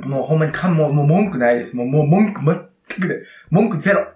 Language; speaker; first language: Japanese; native; Japanese